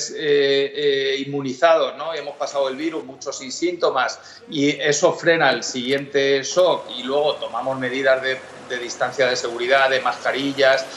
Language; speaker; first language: Spanish; native; Spanish